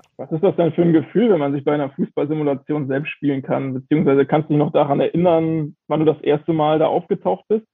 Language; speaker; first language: German; native; German